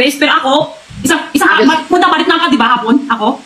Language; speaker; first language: Filipino; non-native, learner; Chinese